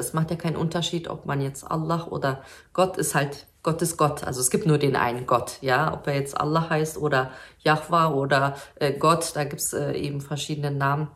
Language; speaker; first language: German; early bilingual, other home language; Polish